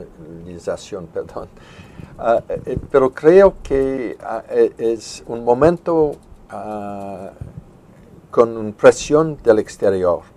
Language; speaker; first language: Spanish; non-native, fluent; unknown